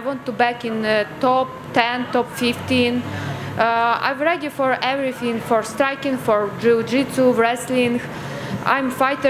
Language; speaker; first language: English; non-native, learner; Ukrainian